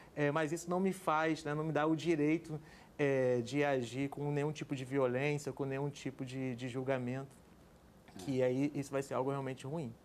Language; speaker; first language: Portuguese; native; Portuguese